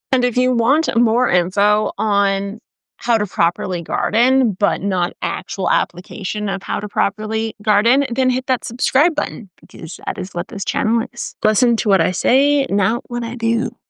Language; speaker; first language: English; native; English